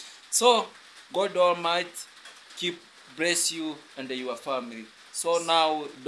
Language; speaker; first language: English; non-native, learner; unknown